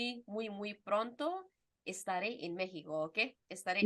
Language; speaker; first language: Spanish; non-native, fluent; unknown